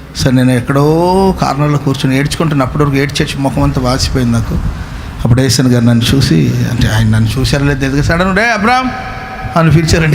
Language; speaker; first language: Telugu; non-native, local second language; Kannada